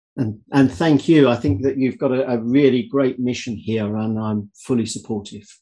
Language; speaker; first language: English; native; English